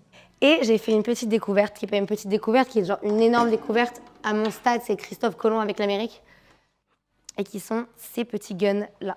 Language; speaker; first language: French; native; French